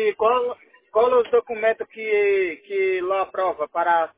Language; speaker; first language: Spanish; non-native, learner; Portuguese